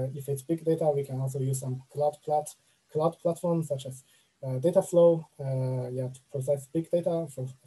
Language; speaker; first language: English; non-native, fluent; Chinese